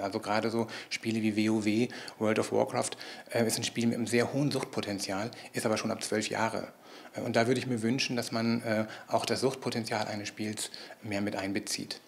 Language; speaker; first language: German; native; German